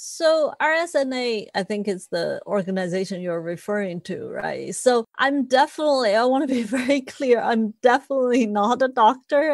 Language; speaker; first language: English; non-native, fluent; Chinese